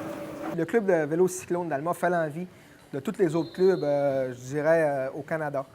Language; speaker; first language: French; native; French